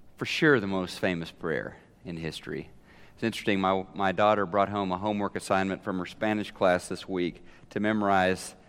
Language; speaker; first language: English; native; English